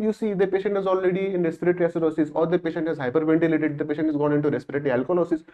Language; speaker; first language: English; non-native, local second language; Bangla